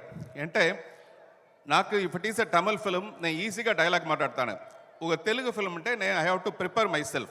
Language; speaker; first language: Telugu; non-native, local second language; Tamil